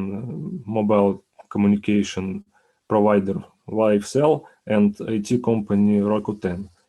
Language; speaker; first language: English; non-native, learner; Ukrainian